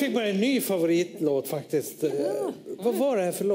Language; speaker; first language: Swedish; native; Swedish